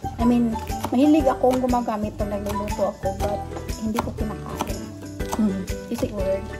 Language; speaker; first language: Filipino; non-native, local second language; Cebuano